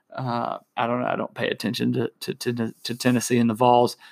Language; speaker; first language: English; native; English